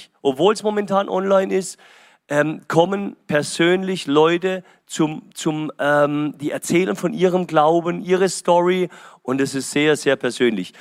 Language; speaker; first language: German; native; German